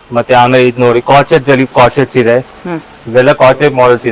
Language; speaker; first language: Kannada; non-native, local second language; Telugu